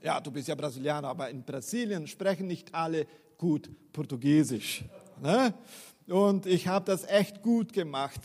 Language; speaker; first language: German; non-native, fluent; Portuguese